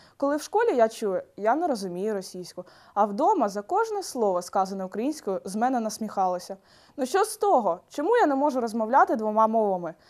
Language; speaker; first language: Ukrainian; non-native, local second language; Russian